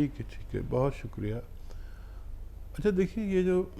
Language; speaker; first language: Hindi; native; Hindi